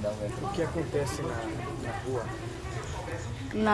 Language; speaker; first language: Portuguese; non-native, fluent; Spanish